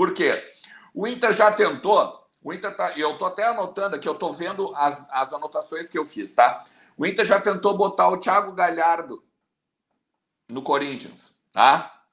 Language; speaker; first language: Portuguese; native; Portuguese